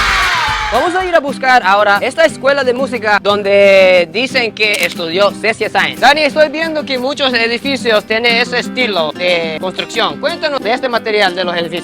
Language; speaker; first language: Spanish; non-native, fluent; English